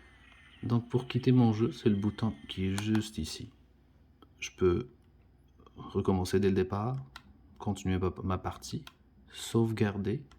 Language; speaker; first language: French; native; French